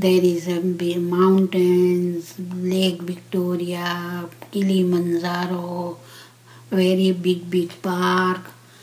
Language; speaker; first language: English; non-native, local second language; Gujarati